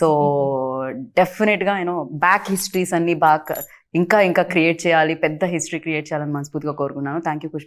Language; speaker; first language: Telugu; native; Telugu